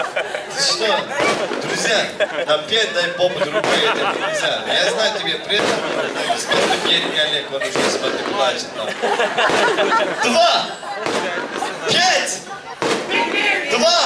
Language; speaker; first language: Russian; non-native, learner; Turkish